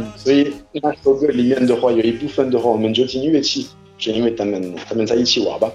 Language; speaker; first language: Chinese; non-native, fluent; French